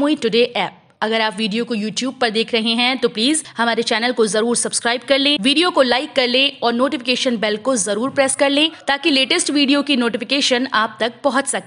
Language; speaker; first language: Hindi; native; Hindi